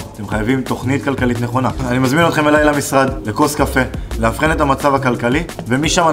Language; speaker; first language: Hebrew; native; Hebrew